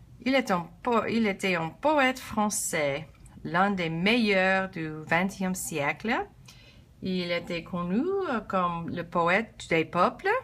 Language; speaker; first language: French; non-native, learner; English